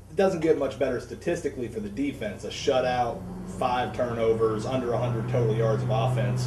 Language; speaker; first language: English; native; English